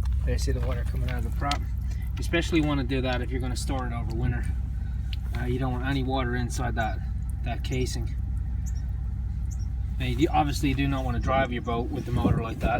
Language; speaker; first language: English; native; English